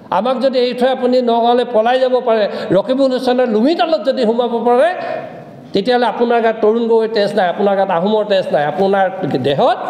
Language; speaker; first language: Assamese; non-native, local second language; Mising